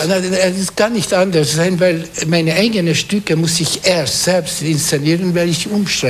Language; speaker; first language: German; non-native, fluent; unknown